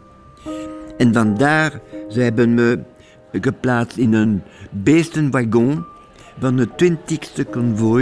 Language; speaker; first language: Dutch; non-native, local second language; French